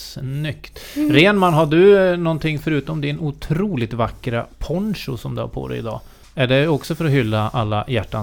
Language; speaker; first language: Swedish; native; Swedish